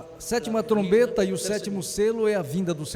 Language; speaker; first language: Portuguese; native; Portuguese